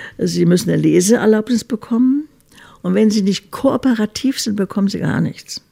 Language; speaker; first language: German; native; German